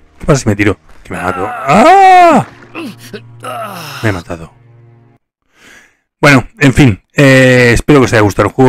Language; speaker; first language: Spanish; native; Spanish